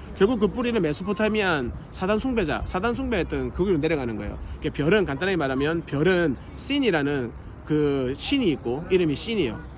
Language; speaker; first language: Korean; native; Korean